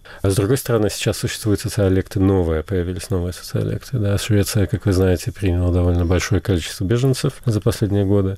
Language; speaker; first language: Russian; native; Russian